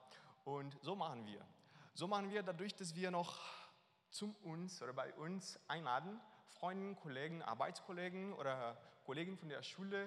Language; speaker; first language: German; non-native, learner; Portuguese